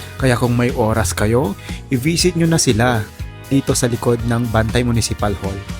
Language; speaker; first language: Filipino; non-native, local second language; Iloko